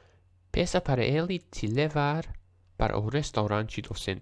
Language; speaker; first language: Portuguese; non-native, learner; English